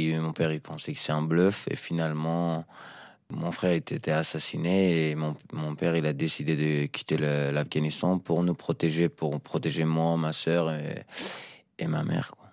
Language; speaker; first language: French; non-native, fluent; Persian